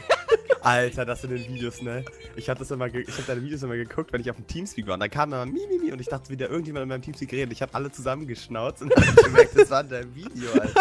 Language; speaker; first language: German; native; German